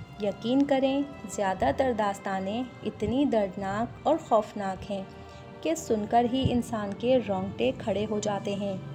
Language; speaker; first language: Urdu; non-native, local second language; Punjabi